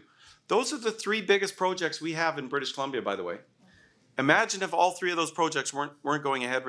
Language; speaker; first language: English; native; English